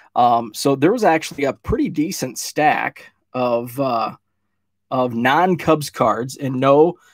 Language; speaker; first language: English; native; English